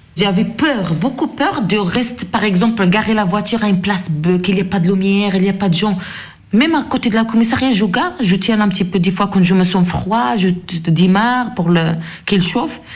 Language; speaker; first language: French; non-native, local second language; Arabic